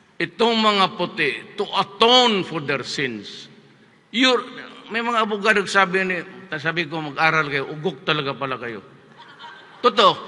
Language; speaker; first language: Filipino; non-native, local second language; Cebuano